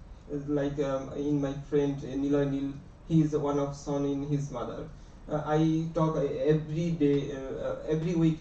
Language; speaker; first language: English; non-native, learner; Bangla